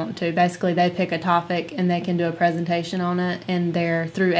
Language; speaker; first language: English; native; English